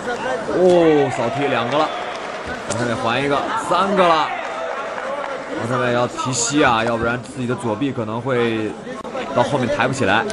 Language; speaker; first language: Chinese; native; Chinese